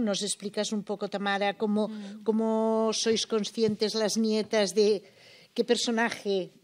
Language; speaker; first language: Spanish; non-native, local second language; Catalan